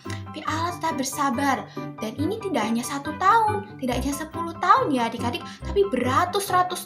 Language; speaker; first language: Indonesian; native; Indonesian